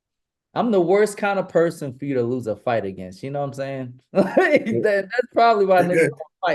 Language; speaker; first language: English; native; English